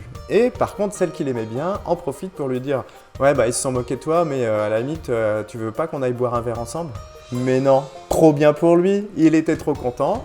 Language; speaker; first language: French; native; French